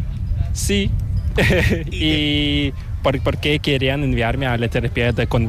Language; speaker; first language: Spanish; non-native, fluent; Korean